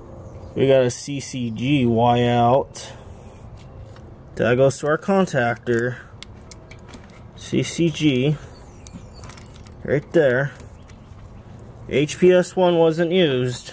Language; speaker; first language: English; native; English